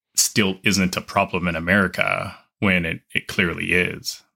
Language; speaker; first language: English; native; English